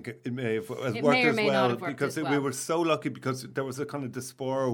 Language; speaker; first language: English; native; English